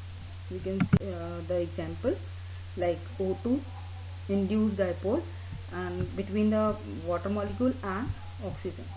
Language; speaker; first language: English; non-native, local second language; Hindi